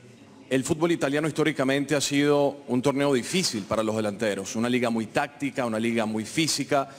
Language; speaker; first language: Spanish; native; Spanish